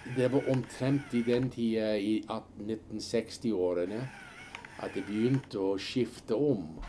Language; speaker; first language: Norwegian; early bilingual, heritage; Norwegian